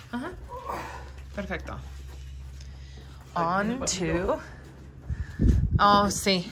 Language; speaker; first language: Spanish; non-native, learner; English